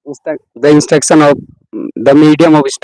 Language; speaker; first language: English; non-native, learner; Hindi